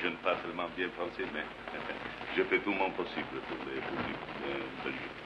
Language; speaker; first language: French; non-native, learner; Italian